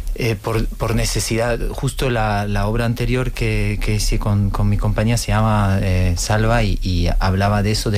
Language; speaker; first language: Spanish; non-native, fluent; French